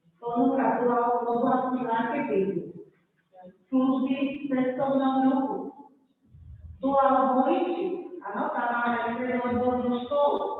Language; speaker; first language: Slovak; native; Slovak